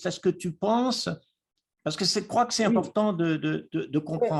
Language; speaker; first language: French; native; French